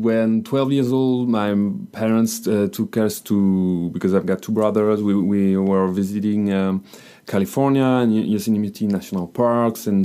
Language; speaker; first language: English; non-native, fluent; French